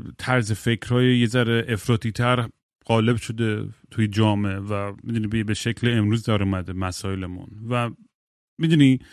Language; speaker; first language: Persian; early bilingual, heritage; Persian